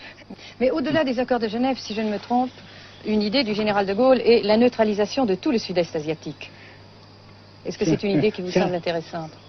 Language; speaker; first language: French; native; French